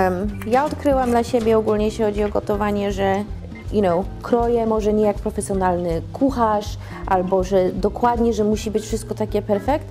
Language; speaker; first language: Polish; early bilingual, heritage; Polish